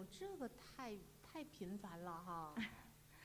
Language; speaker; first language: Chinese; native; Chinese